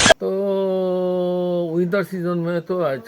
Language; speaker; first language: Hindi; non-native, local second language; Mizo